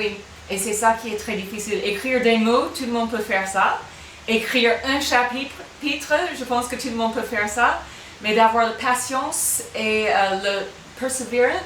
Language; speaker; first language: French; non-native, fluent; English